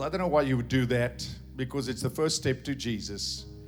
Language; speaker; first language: English; non-native, local second language; Afrikaans